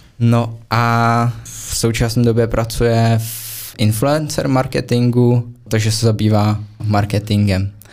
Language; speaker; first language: Czech; native; Czech